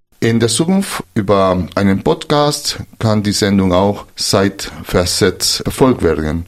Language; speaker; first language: German; non-native, fluent; Spanish